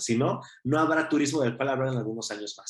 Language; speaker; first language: Spanish; native; Spanish